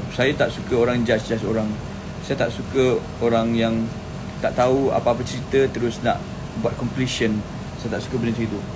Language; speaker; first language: Malay; native; Malay